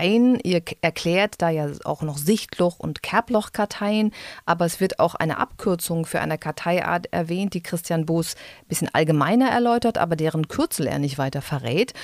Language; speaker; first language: German; native; German